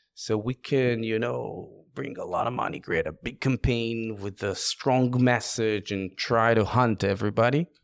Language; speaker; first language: English; non-native, fluent; Hebrew